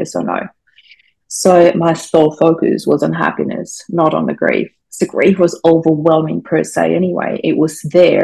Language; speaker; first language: English; non-native, fluent; German